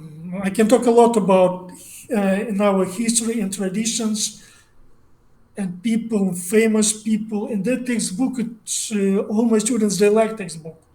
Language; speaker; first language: English; non-native, learner; Russian